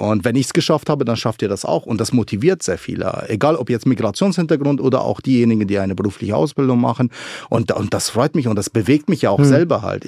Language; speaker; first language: German; early bilingual, other home language; Arabic